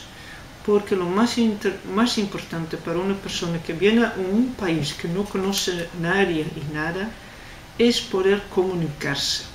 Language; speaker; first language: Spanish; non-native, fluent; Dutch